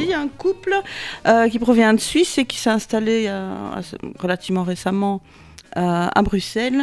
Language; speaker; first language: French; native; French